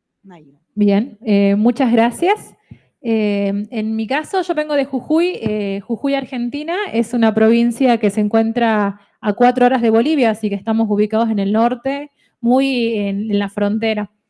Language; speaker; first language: Spanish; native; Spanish